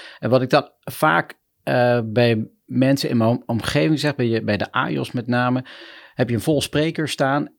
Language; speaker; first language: Dutch; native; Dutch